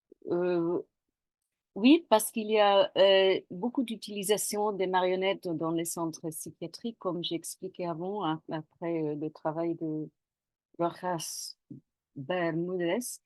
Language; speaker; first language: French; non-native, fluent; English